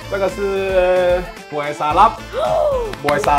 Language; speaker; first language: Chinese; non-native, fluent; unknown